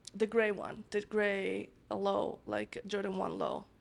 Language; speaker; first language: English; non-native, fluent; Italian